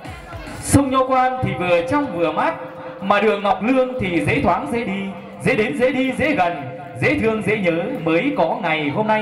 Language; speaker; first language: Vietnamese; native; Vietnamese